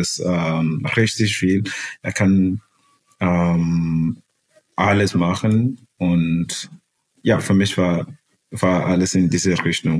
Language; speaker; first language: German; non-native, fluent; Portuguese